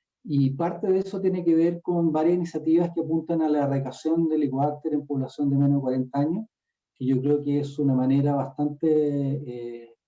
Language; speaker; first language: Spanish; native; Spanish